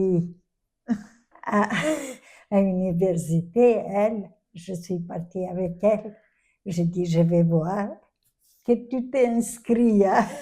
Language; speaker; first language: French; non-native, fluent; Albanian